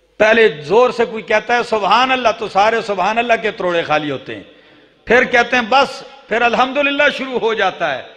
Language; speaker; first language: Urdu; non-native, local second language; Punjabi